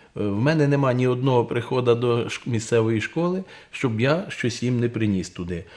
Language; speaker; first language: Ukrainian; native; Ukrainian